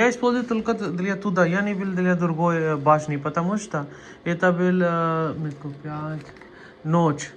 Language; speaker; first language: Russian; non-native, learner; Hindi